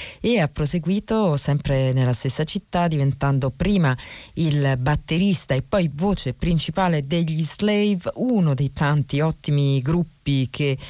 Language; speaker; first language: Italian; native; Italian